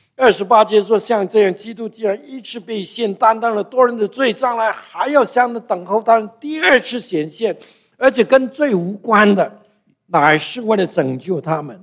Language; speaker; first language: Chinese; non-native, local second language; Cantonese